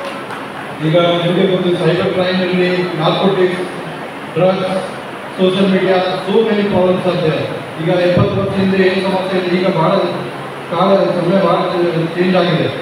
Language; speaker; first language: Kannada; non-native, learner; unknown